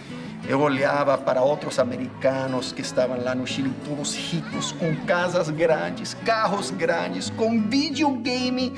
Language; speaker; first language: Portuguese; non-native, fluent; English